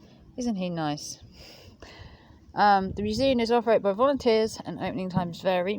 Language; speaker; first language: English; native; English